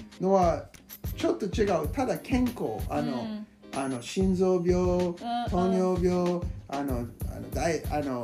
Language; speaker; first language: Japanese; non-native, learner; English